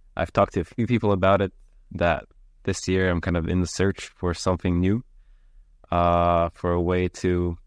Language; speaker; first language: English; early bilingual, heritage; Lithuanian